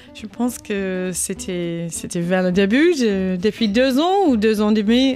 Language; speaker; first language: French; non-native, learner; English